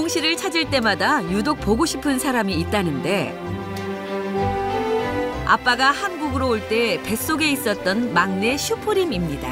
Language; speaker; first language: Korean; native; Korean